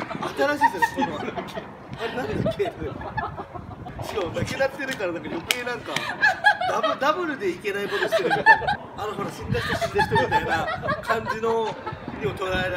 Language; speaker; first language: Japanese; native; Japanese